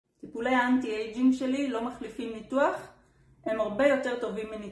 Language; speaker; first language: Hebrew; native; Hebrew